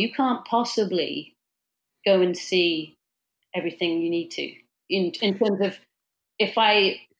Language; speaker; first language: English; native; English